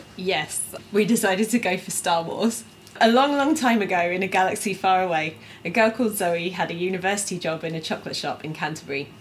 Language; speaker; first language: English; native; English